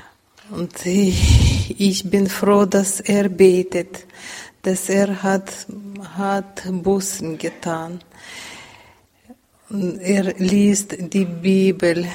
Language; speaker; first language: German; non-native, learner; Russian